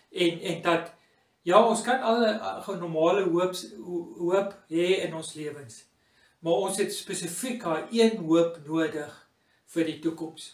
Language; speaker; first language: Afrikaans; native; Afrikaans